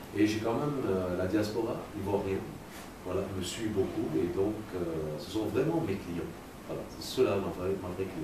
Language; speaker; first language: French; native; French